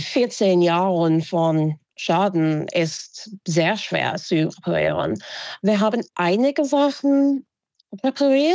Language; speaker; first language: German; non-native, fluent; English